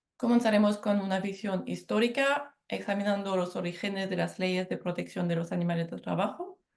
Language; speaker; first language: Spanish; non-native, fluent; French